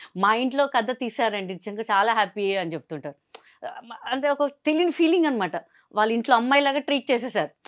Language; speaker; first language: Telugu; non-native, local second language; Hindi